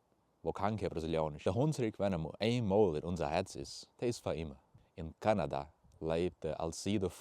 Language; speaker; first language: German; early bilingual, heritage; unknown